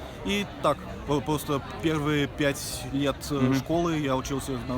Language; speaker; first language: Russian; early bilingual, other home language; Bulgarian